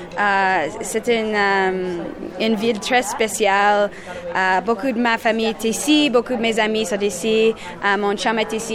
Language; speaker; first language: French; non-native, learner; English